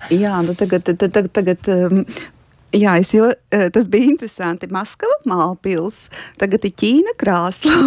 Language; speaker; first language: Latvian; native; Latvian